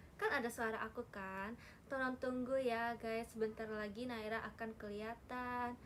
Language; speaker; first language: Indonesian; non-native, fluent; Japanese